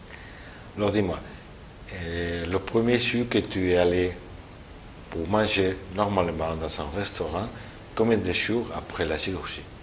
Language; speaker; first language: French; non-native, learner; Spanish